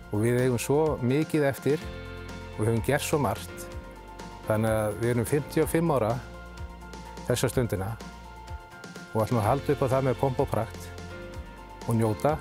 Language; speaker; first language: Icelandic; native; Icelandic